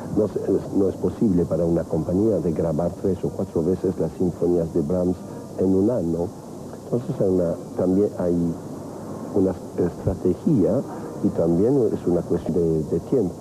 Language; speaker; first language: Spanish; non-native, fluent; French